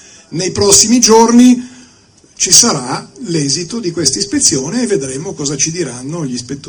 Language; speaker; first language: Italian; native; Italian